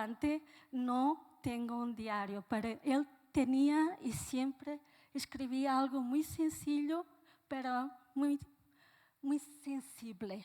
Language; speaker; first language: Spanish; non-native, fluent; Portuguese